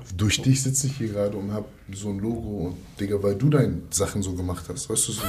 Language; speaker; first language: German; early bilingual, other home language; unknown